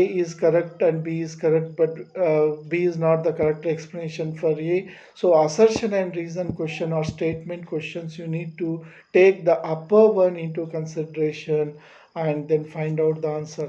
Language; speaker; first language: English; non-native, local second language; Telugu